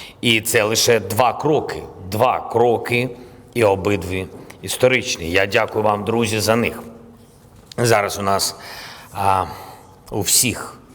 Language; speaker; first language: Ukrainian; non-native, local second language; Russian